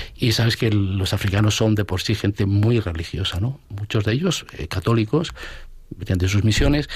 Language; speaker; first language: Spanish; native; Spanish